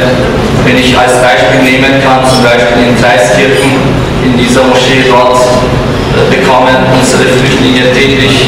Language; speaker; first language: German; non-native, fluent; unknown